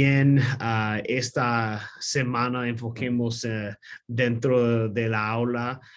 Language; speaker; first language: Spanish; non-native, learner; English